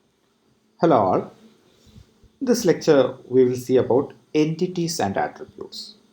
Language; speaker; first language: English; non-native, local second language; Malayalam